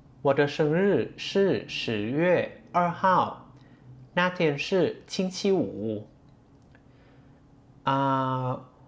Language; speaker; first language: Chinese; non-native, fluent; Thai